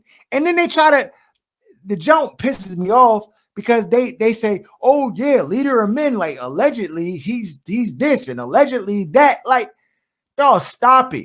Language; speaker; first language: English; native; English